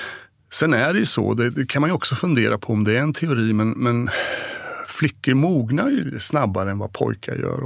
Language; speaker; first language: Swedish; native; Swedish